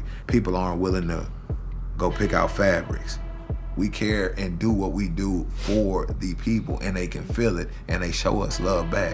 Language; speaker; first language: English; early bilingual, other home language; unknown